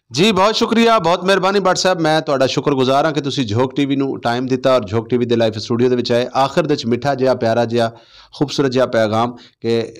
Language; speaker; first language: Punjabi; non-native, local second language; Saraiki